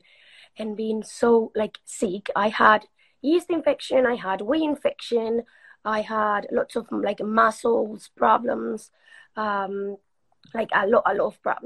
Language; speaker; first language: English; non-native, fluent; Spanish